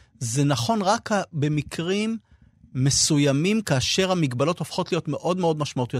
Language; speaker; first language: Hebrew; native; Hebrew